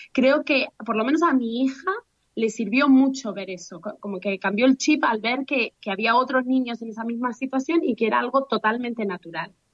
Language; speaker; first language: Spanish; early bilingual, heritage; Spanish